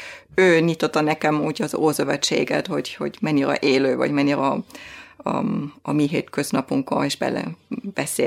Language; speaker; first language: Hungarian; non-native, fluent; German